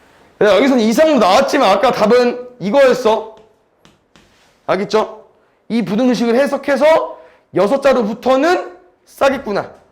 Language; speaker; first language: Korean; native; Korean